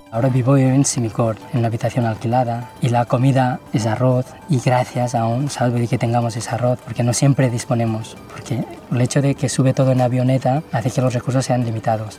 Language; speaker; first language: Spanish; early bilingual, other home language; Nepali